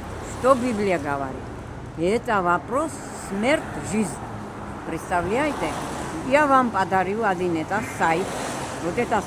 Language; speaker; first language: Russian; non-native, learner; Georgian